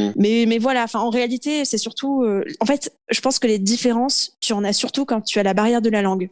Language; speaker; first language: French; early bilingual, other home language; Arabic